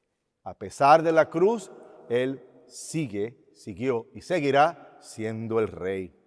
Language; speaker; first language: Spanish; native; Spanish